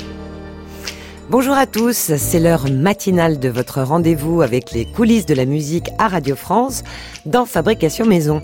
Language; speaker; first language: French; native; French